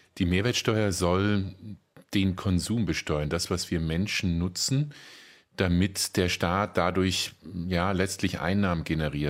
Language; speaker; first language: German; native; German